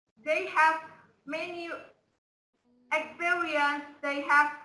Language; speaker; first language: English; non-native, learner; Indonesian